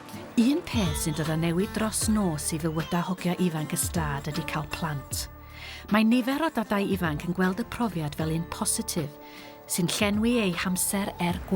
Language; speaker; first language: Welsh; native; Welsh